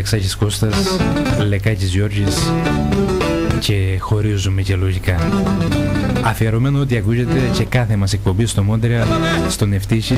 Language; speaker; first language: Greek; native; Greek